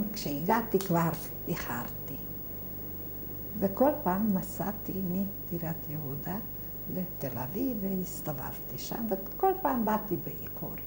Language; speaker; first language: Hebrew; non-native, fluent; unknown